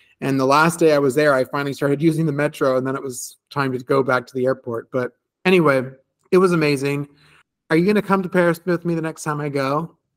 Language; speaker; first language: English; native; English